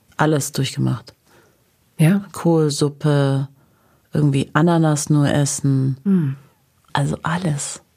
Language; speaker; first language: German; native; German